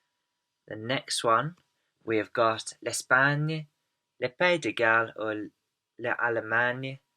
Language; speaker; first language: French; non-native, fluent; English